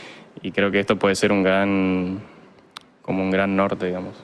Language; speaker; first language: Spanish; native; Spanish